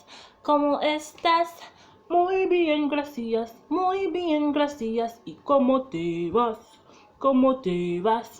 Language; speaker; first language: Spanish; non-native, fluent; English